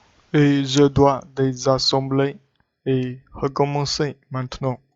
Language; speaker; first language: French; non-native, learner; Chinese